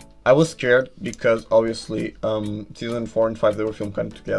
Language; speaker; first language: English; non-native, fluent; Portuguese